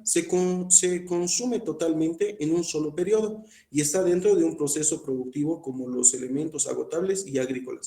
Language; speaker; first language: Spanish; native; Spanish